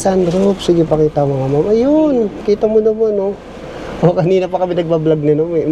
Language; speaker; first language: Filipino; non-native, local second language; Hiligaynon